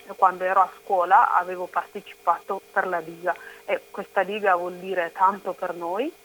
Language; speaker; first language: Italian; non-native, fluent; Oromo